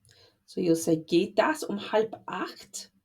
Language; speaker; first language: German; non-native, fluent; English